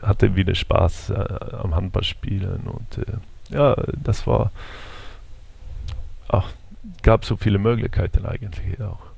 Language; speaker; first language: German; non-native, fluent; Swedish